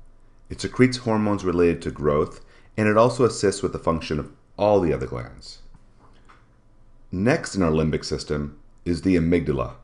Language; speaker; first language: English; native; English